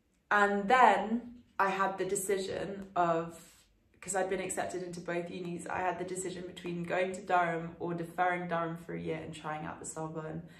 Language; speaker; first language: English; early bilingual, other home language; French